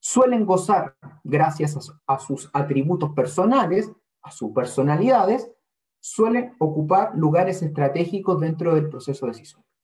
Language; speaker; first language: Spanish; native; Spanish